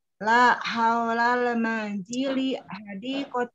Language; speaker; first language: Arabic; non-native, learner; Indonesian